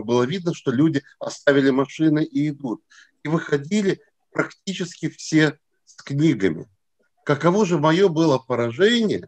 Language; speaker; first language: Russian; native; Russian